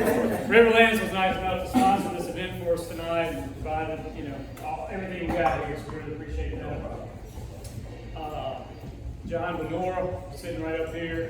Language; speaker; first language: English; native; English